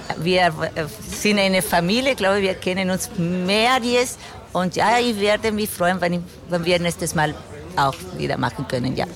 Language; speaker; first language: German; non-native, fluent; Spanish